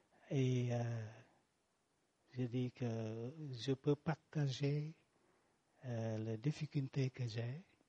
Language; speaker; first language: French; non-native, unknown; Vietnamese